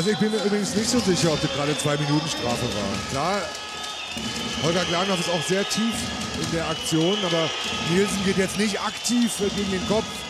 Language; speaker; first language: German; native; German